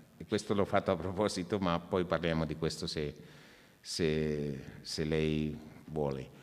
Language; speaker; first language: Italian; non-native, fluent; Spanish